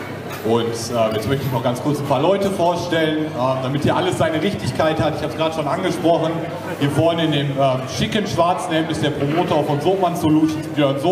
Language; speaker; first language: German; native; German